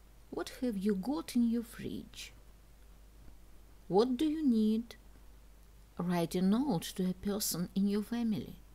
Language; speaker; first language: English; non-native, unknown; Russian